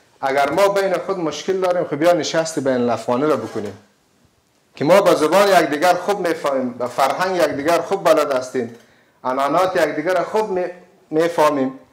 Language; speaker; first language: Persian; native; Persian